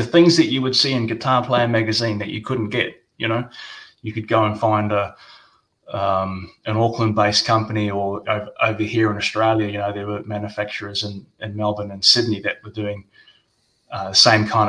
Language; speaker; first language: English; native; English